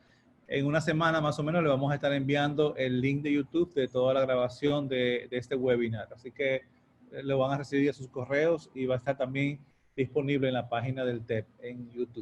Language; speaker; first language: Spanish; native; Spanish